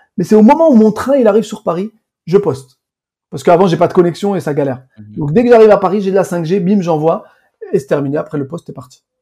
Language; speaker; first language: French; early bilingual, other home language; Arabic